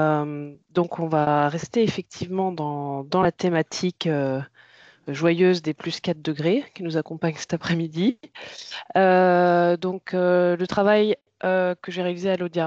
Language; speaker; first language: French; native; French